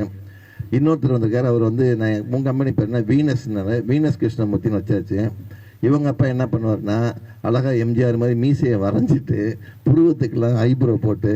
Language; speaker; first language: Tamil; native; Tamil